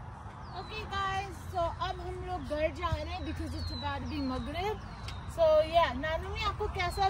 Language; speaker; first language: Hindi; early bilingual, heritage; Hindi